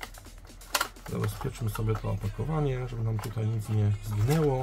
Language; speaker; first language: Polish; native; Polish